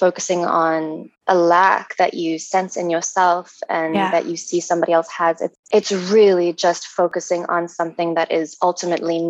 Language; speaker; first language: English; native; English